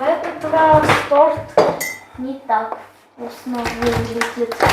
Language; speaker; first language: Russian; non-native, learner; Armenian